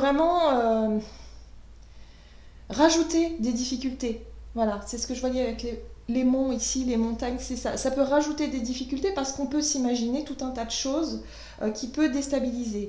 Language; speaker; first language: French; native; French